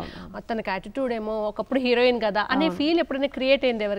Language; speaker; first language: Telugu; native; Telugu